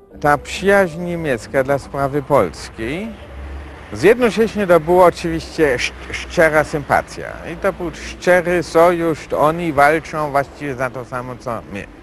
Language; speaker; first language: Polish; non-native, fluent; German